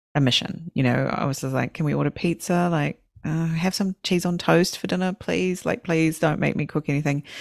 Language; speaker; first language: English; native; English